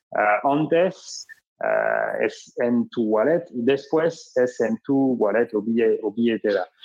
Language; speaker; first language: Spanish; non-native, learner; French